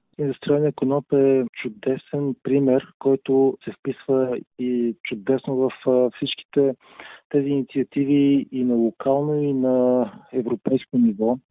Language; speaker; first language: Bulgarian; native; Bulgarian